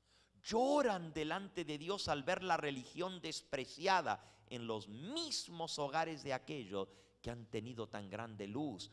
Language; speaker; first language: Spanish; native; Spanish